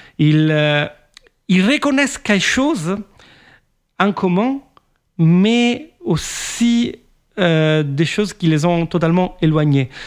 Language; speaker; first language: French; non-native, fluent; Italian